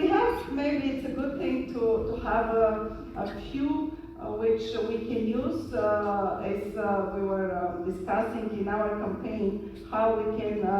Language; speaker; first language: English; non-native, fluent; Bulgarian